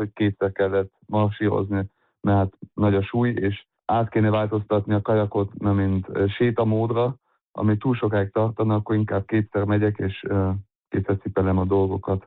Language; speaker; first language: Hungarian; early bilingual, heritage; Hungarian